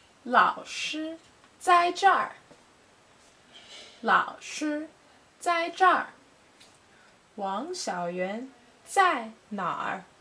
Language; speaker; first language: Chinese; non-native, learner; English